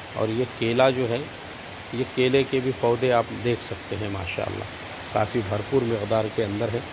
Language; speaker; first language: Hindi; native; Hindi